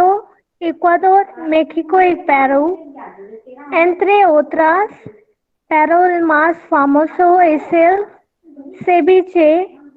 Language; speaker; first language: Spanish; non-native, learner; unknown